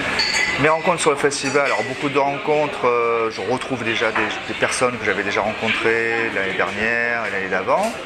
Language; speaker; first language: French; native; French